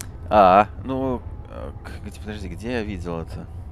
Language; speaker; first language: Russian; early bilingual, heritage; Russian